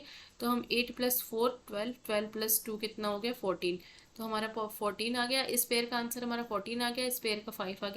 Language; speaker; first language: Hindi; native; Hindi